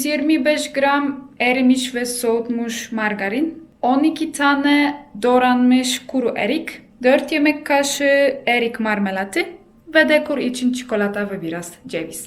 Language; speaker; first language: Turkish; non-native, fluent; Polish